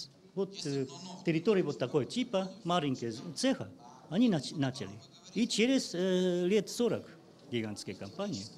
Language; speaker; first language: Russian; non-native, learner; Japanese